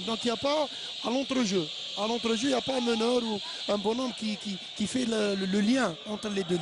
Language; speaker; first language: French; non-native, local second language; Arabic